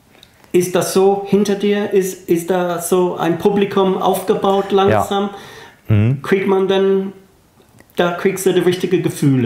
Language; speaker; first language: German; non-native, fluent; English